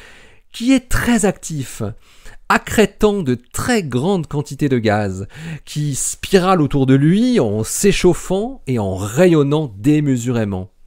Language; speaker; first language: French; native; French